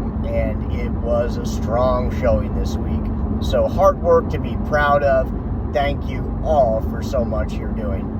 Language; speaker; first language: English; native; English